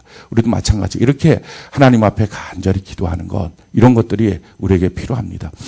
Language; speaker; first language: Korean; native; Korean